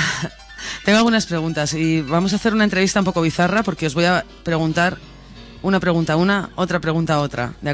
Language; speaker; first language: Spanish; native; Spanish